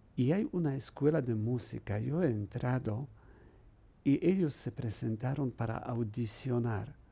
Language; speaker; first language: Spanish; non-native, fluent; Polish